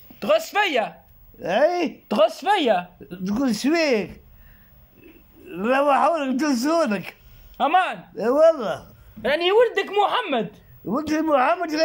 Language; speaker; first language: Arabic; native; Arabic